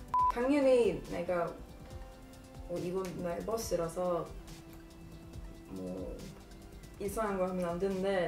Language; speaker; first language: Korean; non-native, fluent; Swedish